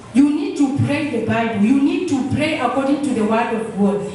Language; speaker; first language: English; non-native, local second language; Swahili